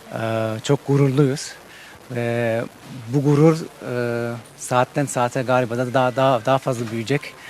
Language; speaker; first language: Turkish; early bilingual, heritage; Turkish